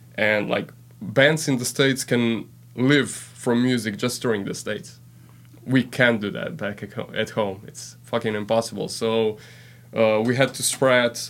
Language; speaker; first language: English; non-native, fluent; Slovenian